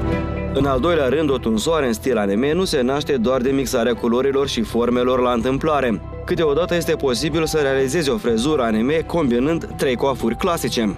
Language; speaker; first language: Romanian; native; Romanian